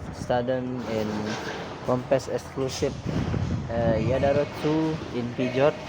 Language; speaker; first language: English; non-native, learner; Indonesian